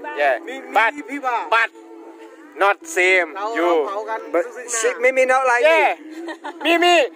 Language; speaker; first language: English; non-native, learner; Thai